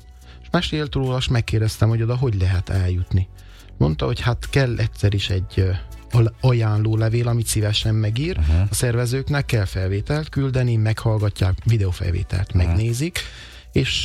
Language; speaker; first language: Hungarian; native; Hungarian